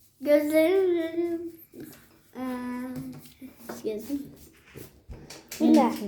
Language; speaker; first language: Turkish; native; Turkish